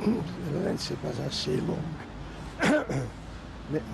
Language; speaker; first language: French; non-native, learner; Hungarian